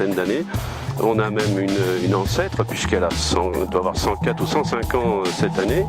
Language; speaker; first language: French; native; French